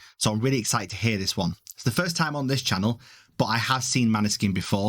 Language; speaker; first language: English; native; English